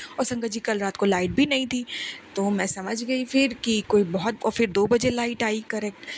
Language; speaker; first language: Hindi; native; Hindi